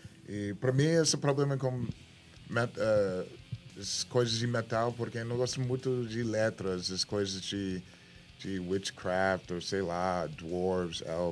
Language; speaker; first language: Portuguese; non-native, learner; English